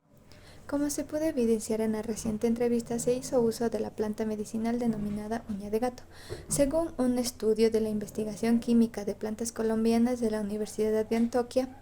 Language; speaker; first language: Spanish; native; Spanish